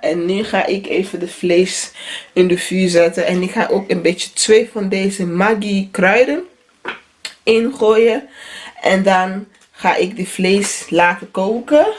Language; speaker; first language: Dutch; non-native, fluent; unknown